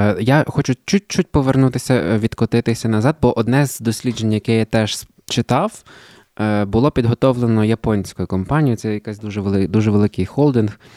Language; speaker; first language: Ukrainian; native; Ukrainian